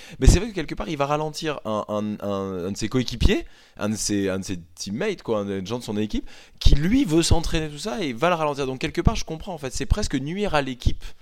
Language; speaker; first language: French; native; French